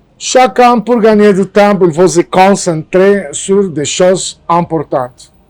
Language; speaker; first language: French; non-native, fluent; Spanish